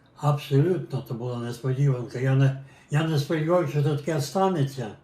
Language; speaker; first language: Ukrainian; native; Ukrainian